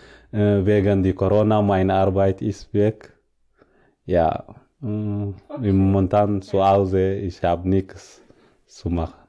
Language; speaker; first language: German; non-native, learner; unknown